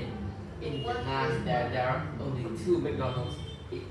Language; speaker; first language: English; non-native, learner; Vietnamese